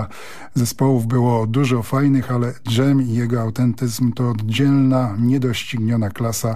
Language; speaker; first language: Polish; native; Polish